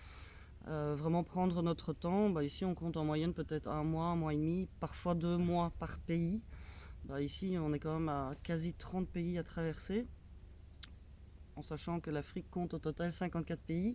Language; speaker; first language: French; native; French